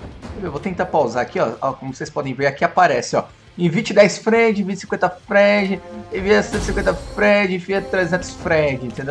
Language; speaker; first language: Portuguese; native; Portuguese